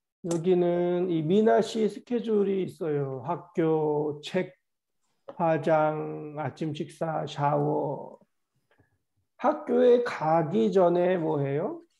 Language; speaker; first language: Korean; native; Korean